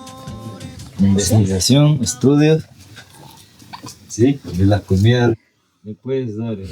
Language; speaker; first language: Spanish; non-native, local second language; Quechua